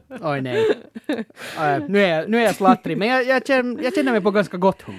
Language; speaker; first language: Swedish; native; Swedish